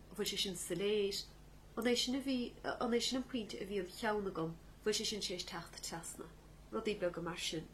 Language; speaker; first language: Irish; native; Irish